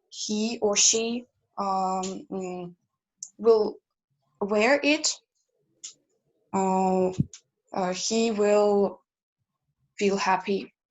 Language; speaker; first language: English; non-native, learner; Russian